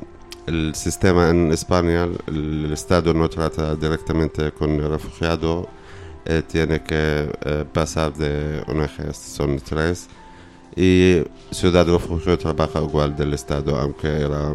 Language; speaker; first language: Spanish; non-native, learner; Arabic